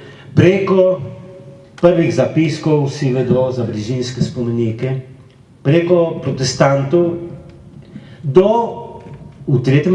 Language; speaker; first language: Slovenian; early bilingual, heritage; Slovenian